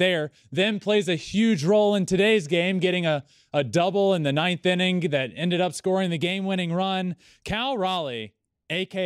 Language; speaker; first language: English; native; English